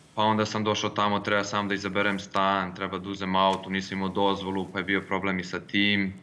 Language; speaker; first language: Serbian; early bilingual, heritage; Serbian